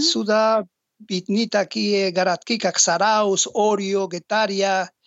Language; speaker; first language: Russian; non-native, learner; Basque